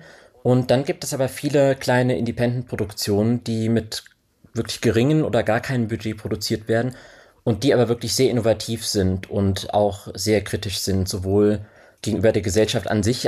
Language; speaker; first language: German; native; German